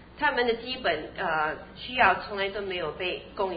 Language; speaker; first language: Chinese; native; Chinese